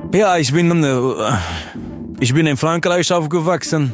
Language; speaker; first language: German; non-native, learner; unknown